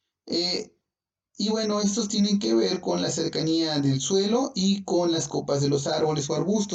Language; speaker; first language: Spanish; native; Spanish